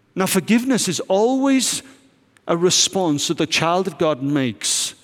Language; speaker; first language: English; native; English